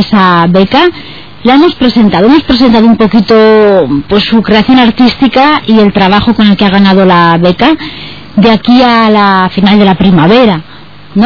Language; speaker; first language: Spanish; native; Spanish